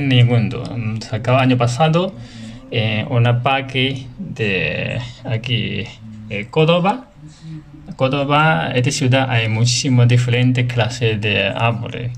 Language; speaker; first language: Spanish; non-native, learner; Chinese